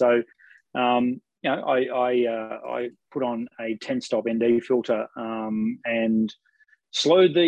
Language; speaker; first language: English; native; English